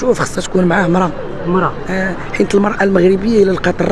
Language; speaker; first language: Arabic; native; Arabic